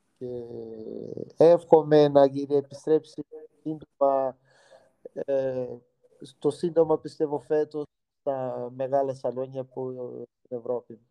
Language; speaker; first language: Greek; non-native, fluent; Portuguese